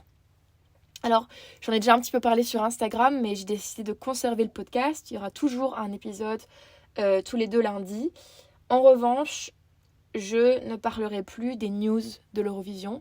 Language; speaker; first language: French; native; French